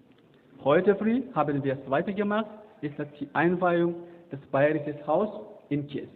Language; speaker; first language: German; non-native, learner; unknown